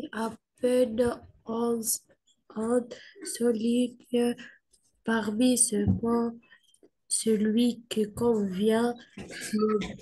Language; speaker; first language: French; non-native, learner; Arabic